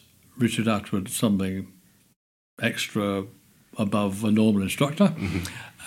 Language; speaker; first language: English; native; English